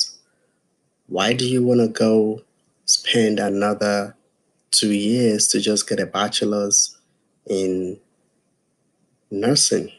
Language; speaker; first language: English; non-native, local second language; Yoruba